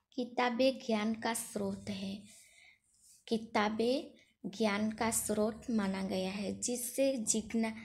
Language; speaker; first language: Hindi; non-native, local second language; Gujarati